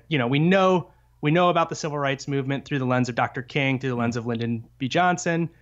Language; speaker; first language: English; native; English